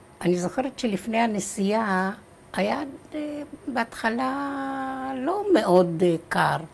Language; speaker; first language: Hebrew; early bilingual, other home language; Czech